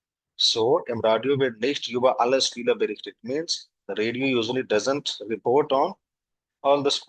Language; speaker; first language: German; non-native, fluent; Hindi